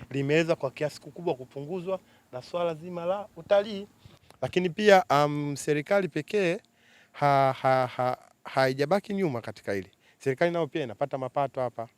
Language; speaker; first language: Swahili; native; Swahili